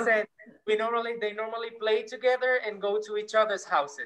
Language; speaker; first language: English; non-native, fluent; Spanish